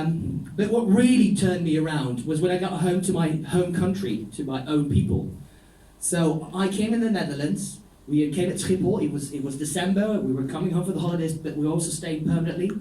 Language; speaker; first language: English; non-native, fluent; Dutch